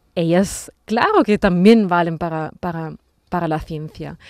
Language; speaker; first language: Spanish; non-native, fluent; German